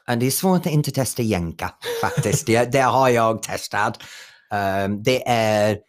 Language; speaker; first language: Swedish; non-native, fluent; English